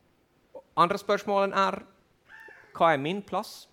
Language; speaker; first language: Swedish; non-native, fluent; Finnish